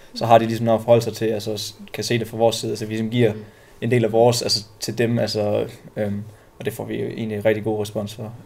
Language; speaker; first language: Danish; non-native, local second language; German